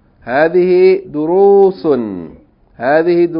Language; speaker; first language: Arabic; non-native, fluent; English